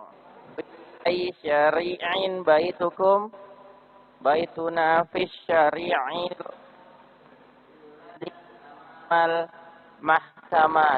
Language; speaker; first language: Arabic; non-native, learner; Indonesian